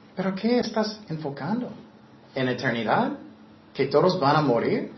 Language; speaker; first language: Spanish; non-native, fluent; English